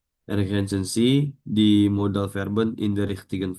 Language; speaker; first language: German; non-native, learner; Indonesian